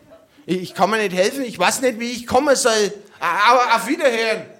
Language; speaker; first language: German; native; German